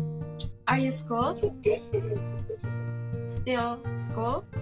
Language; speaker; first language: English; non-native, learner; Indonesian